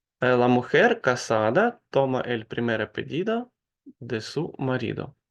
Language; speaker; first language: Spanish; non-native, learner; Ukrainian